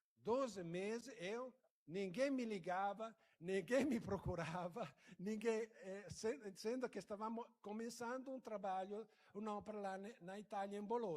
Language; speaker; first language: Portuguese; non-native, fluent; Italian